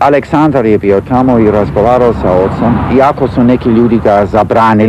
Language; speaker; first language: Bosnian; early bilingual, heritage; Serbian